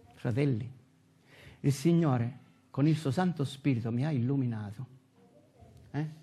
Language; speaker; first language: Italian; native; Italian